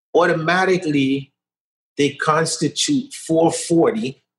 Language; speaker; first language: English; early bilingual, other home language; Haitian Creole